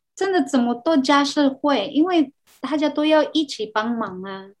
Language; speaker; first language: Chinese; non-native, fluent; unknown